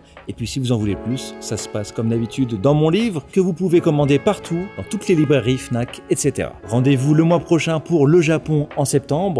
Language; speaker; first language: French; native; French